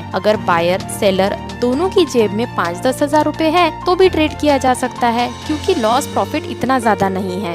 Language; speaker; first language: Hindi; native; Hindi